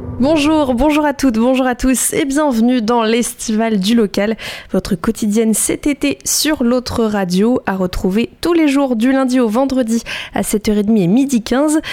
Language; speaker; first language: French; native; French